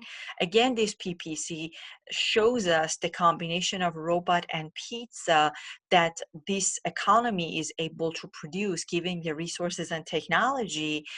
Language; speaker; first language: English; non-native, fluent; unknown